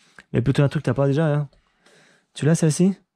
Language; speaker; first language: French; native; French